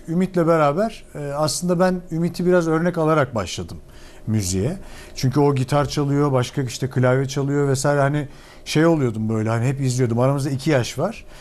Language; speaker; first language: Turkish; native; Turkish